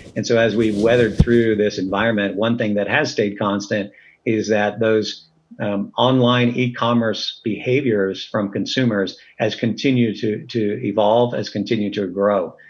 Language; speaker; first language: English; native; English